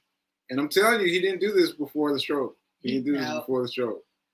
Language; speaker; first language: English; native; English